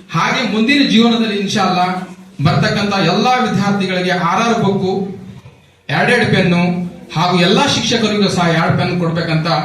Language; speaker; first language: Kannada; non-native, local second language; Urdu